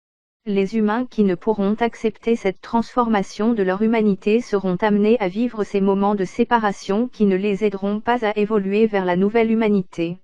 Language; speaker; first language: French; native; French